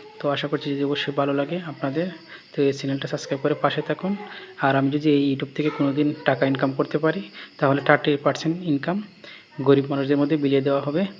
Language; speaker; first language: Bangla; native; Bangla